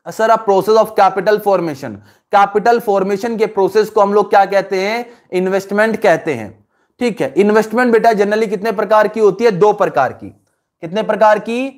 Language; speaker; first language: Hindi; native; Hindi